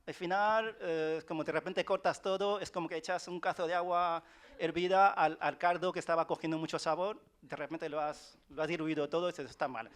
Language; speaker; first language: Spanish; early bilingual, other home language; Chinese